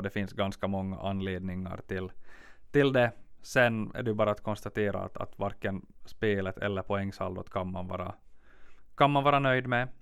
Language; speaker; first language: Swedish; native; Swedish